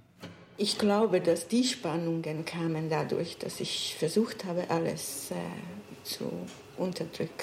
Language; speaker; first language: German; non-native, fluent; Hungarian